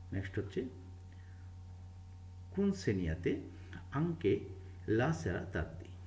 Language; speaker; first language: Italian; non-native, fluent; Bangla